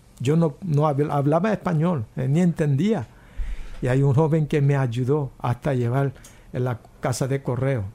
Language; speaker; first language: Spanish; non-native, fluent; Korean